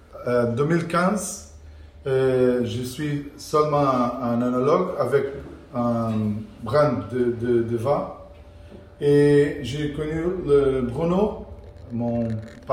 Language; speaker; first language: French; non-native, learner; Portuguese